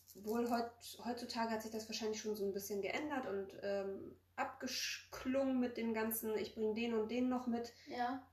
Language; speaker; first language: German; early bilingual, other home language; Polish